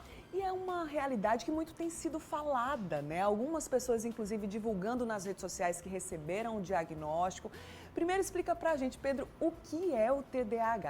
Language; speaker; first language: Portuguese; native; Portuguese